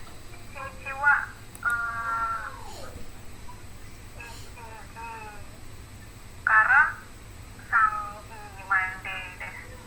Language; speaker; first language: Japanese; non-native, learner; Indonesian